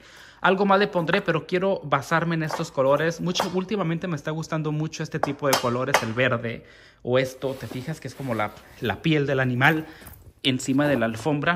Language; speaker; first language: Spanish; native; Spanish